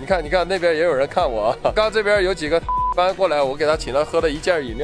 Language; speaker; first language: Chinese; native; Chinese